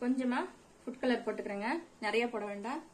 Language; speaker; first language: Tamil; native; Tamil